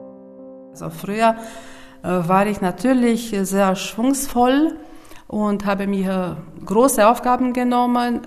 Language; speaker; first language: German; non-native, fluent; Romanian